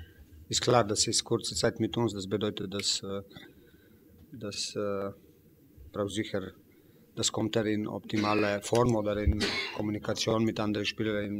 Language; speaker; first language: German; non-native, fluent; Slovenian